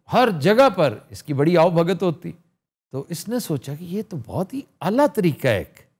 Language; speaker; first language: Urdu; native; Urdu